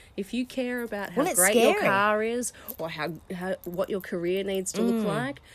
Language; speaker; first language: English; native; English